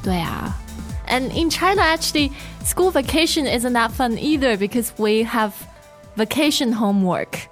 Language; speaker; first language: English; non-native, fluent; Chinese